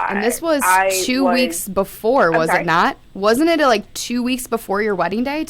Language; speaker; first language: English; native; English